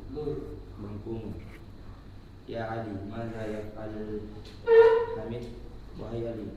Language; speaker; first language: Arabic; non-native, learner; Indonesian